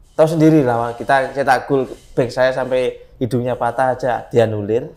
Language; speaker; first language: Indonesian; native; Indonesian